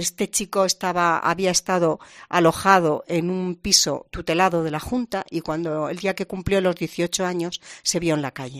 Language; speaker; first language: Spanish; native; Spanish